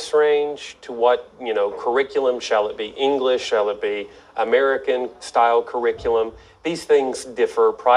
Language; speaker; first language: English; native; English